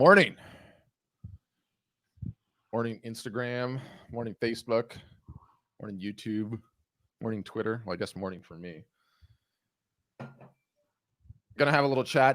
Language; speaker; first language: English; native; English